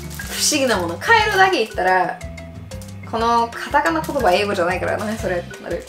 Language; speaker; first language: Japanese; non-native, fluent; English